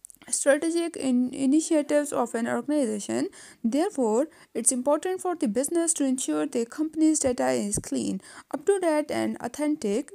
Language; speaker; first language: English; non-native, local second language; Urdu